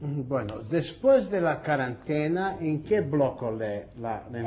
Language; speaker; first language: Spanish; early bilingual, heritage; Ladino